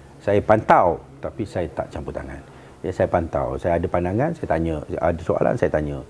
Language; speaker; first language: Malay; native; Malay